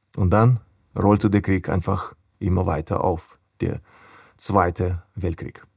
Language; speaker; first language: German; non-native, fluent; Ukrainian